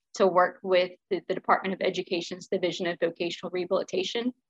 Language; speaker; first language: English; native; English